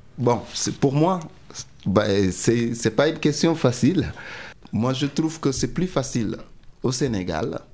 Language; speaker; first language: French; non-native, local second language; Wolof